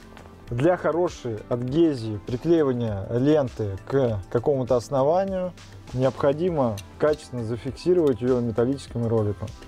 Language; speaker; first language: Russian; native; Russian